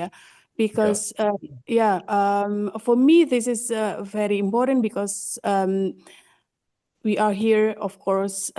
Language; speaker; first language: English; non-native, fluent; Indonesian